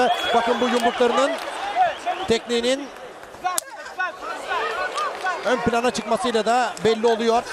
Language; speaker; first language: Turkish; native; Turkish